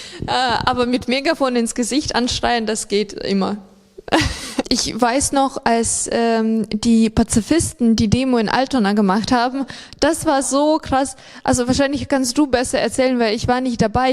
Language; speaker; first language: German; non-native, fluent; Ukrainian